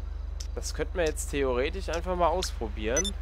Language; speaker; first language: German; native; German